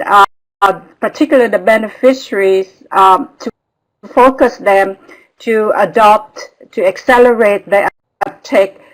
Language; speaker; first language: English; non-native, fluent; Vietnamese